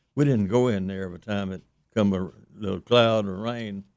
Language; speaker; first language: English; native; English